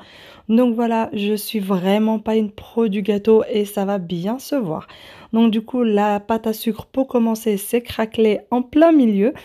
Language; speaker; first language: French; native; French